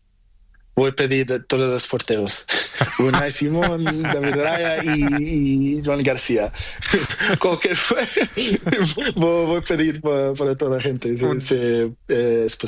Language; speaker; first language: Spanish; non-native, learner; Portuguese